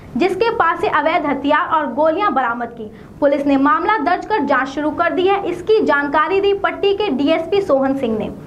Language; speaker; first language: Hindi; non-native, local second language; Punjabi